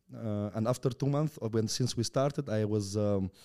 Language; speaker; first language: English; non-native, fluent; Russian